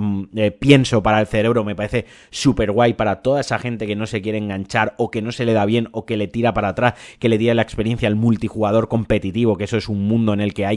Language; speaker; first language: Spanish; native; Spanish